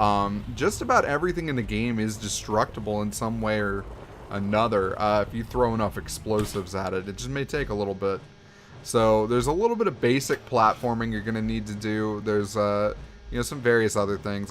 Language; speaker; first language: English; native; English